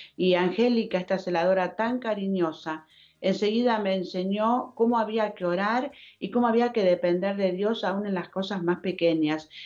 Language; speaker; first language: Spanish; native; Spanish